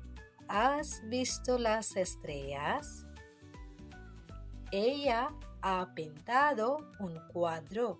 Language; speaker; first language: Spanish; non-native, fluent; Bangla